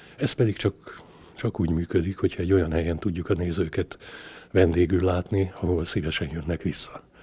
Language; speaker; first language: Hungarian; native; Hungarian